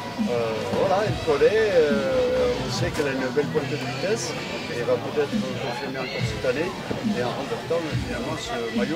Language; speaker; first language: French; native; French